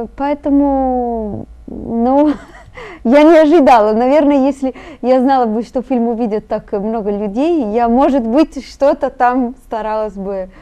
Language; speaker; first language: Russian; non-native, fluent; Italian